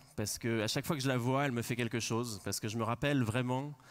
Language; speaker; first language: French; native; French